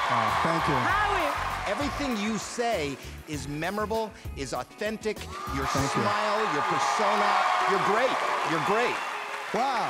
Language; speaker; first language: English; native; English